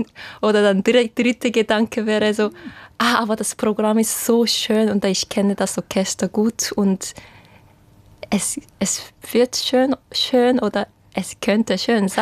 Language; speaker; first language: German; non-native, fluent; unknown